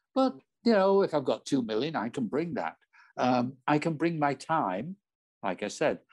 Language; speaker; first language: English; native; English